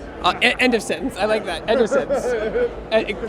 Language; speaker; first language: English; native; English